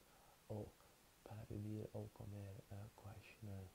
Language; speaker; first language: Portuguese; non-native, learner; English